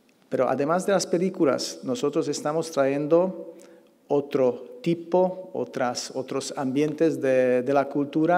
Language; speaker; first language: Spanish; non-native, fluent; Slovak